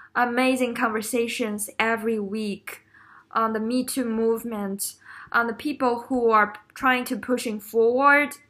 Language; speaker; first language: English; non-native, fluent; Chinese